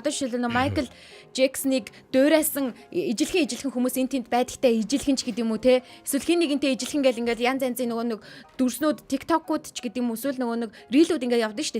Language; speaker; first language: Mongolian; native; Mongolian